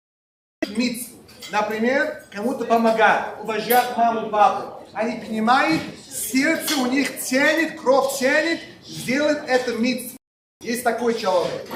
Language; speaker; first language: Russian; non-native, local second language; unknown